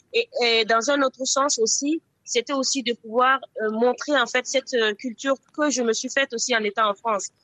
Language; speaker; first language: French; non-native, local second language; Mossi